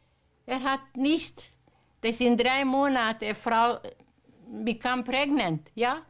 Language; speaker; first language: German; non-native, learner; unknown